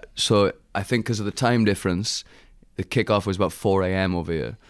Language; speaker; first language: English; native; English